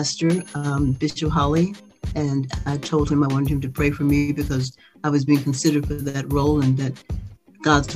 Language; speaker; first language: English; native; English